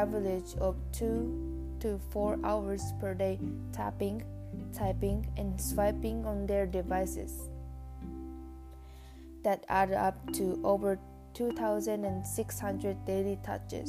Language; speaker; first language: English; non-native, learner; Japanese